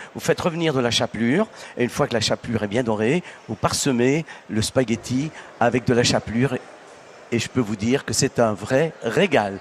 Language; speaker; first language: French; early bilingual, other home language; Italian